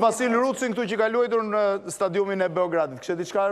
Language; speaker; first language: Albanian; native; Albanian